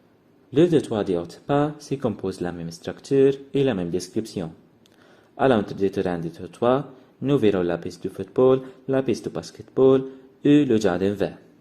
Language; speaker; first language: French; non-native, learner; Arabic